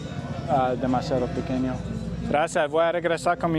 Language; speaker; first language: Spanish; non-native, learner; English